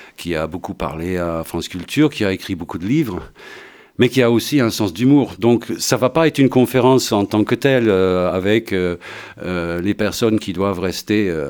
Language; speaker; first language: French; non-native, fluent; English